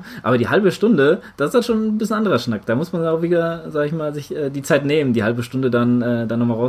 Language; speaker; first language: German; native; German